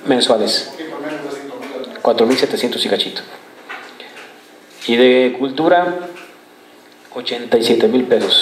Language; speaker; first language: Spanish; native; Spanish